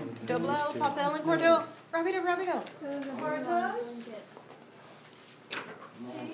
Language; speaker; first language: Spanish; non-native, fluent; English